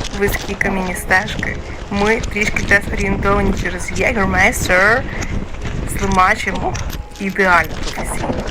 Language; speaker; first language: Ukrainian; native; Ukrainian